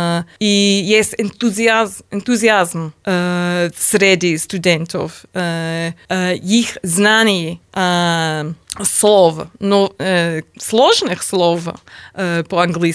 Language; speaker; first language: Russian; non-native, learner; English